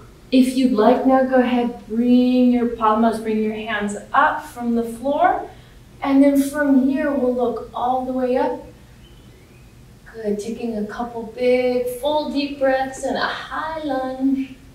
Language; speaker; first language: English; native; English